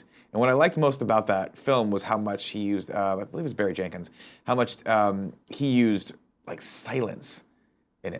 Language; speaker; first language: English; native; English